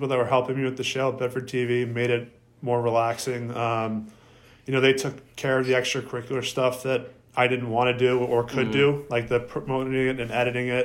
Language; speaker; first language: English; native; English